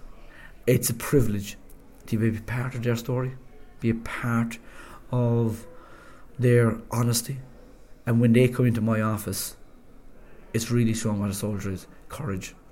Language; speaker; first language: English; native; English